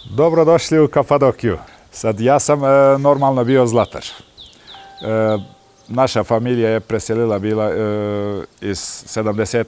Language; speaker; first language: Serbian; early bilingual, heritage; Turkish